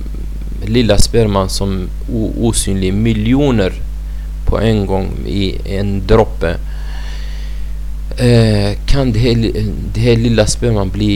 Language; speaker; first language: Swedish; non-native, fluent; Arabic